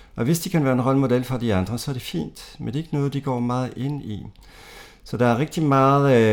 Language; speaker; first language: Danish; non-native, fluent; French